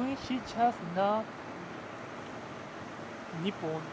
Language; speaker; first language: Russian; non-native, learner; Korean